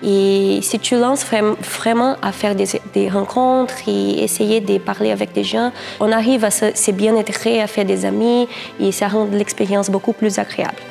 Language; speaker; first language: French; non-native, fluent; Portuguese